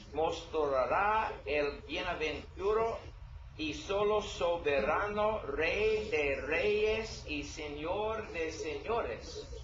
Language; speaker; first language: Spanish; non-native, learner; English